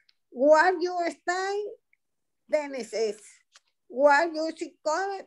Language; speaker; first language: English; non-native, learner; Spanish